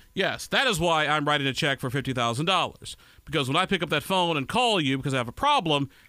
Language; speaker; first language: English; native; English